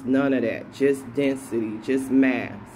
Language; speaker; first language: English; native; English